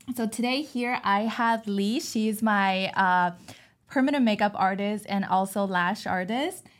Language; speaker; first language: English; non-native, fluent; Chinese